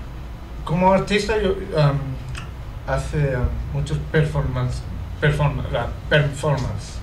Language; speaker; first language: Spanish; non-native, learner; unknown